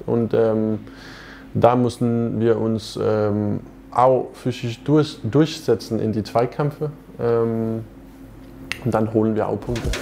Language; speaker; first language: German; non-native, fluent; Danish